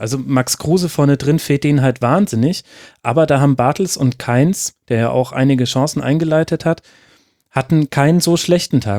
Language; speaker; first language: German; native; German